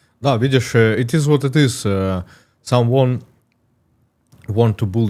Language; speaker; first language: English; non-native, learner; Russian